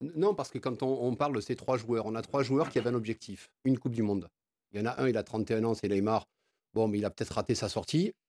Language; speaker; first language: French; native; French